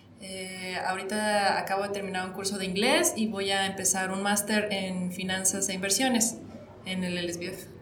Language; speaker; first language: Spanish; native; Spanish